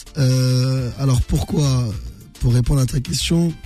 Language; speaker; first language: French; native; French